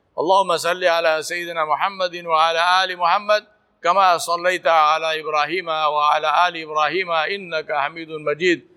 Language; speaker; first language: Arabic; non-native, fluent; Urdu